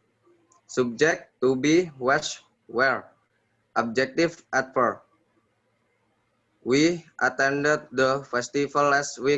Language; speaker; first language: English; non-native, learner; Indonesian